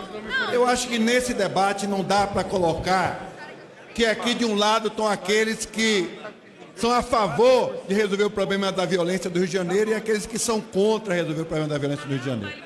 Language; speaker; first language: Portuguese; native; Portuguese